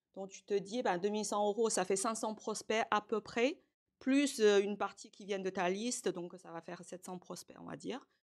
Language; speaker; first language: French; non-native, fluent; Chinese